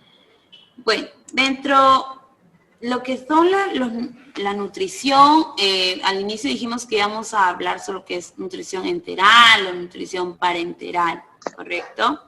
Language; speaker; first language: Spanish; native; Spanish